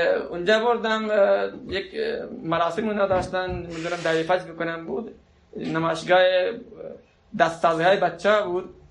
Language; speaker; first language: Persian; non-native, local second language; Baluchi